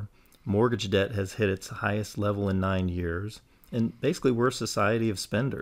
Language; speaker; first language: English; native; English